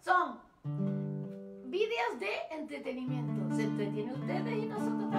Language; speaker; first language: Spanish; native; Spanish